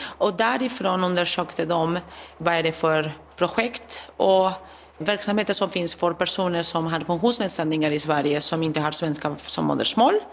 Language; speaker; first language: Swedish; non-native, fluent; Spanish